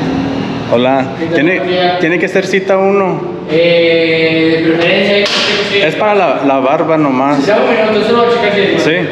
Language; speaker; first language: Spanish; early bilingual, heritage; Spanish